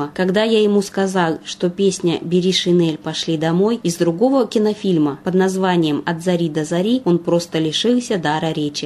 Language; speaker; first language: Russian; native; Russian